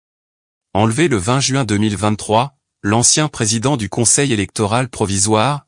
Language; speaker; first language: French; non-native, local second language; Haitian Creole